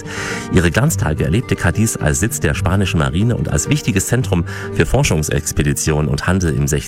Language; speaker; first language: German; native; German